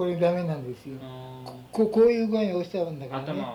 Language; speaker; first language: Japanese; native; Japanese